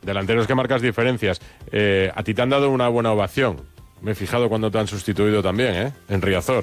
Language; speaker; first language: Spanish; native; Spanish